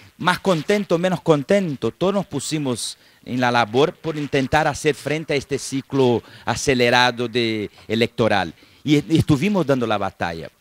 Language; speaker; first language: Spanish; non-native, fluent; Portuguese